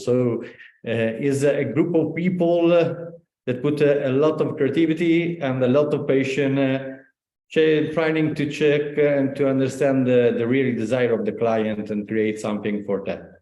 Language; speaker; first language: English; non-native, learner; Italian